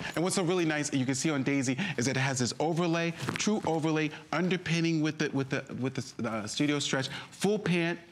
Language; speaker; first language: English; native; English